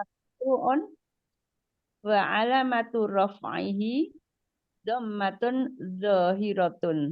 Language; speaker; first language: Arabic; non-native, learner; Indonesian